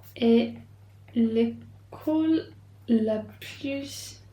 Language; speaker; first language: French; non-native, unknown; English